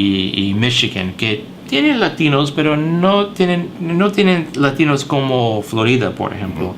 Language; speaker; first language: Spanish; early bilingual, heritage; English